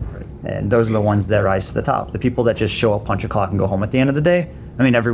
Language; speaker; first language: English; native; English